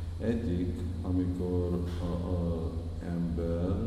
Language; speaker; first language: Hungarian; early bilingual, heritage; Hungarian